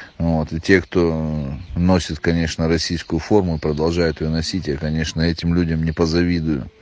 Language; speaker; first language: Russian; native; Russian